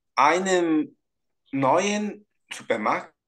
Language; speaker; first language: German; non-native, learner; Portuguese